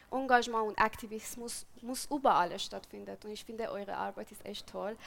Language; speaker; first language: German; non-native, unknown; Persian